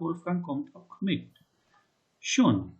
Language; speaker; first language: German; non-native, learner; Hindi